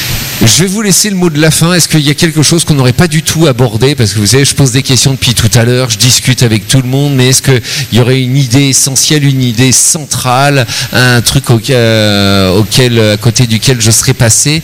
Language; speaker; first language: French; native; French